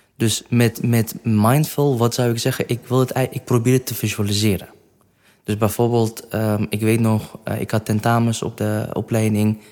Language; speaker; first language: Dutch; non-native, fluent; Kurdish